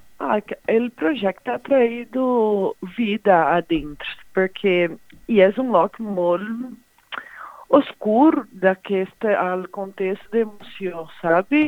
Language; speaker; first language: Catalan; non-native, learner; Portuguese